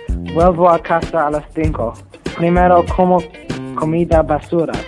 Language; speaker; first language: Spanish; non-native, learner; English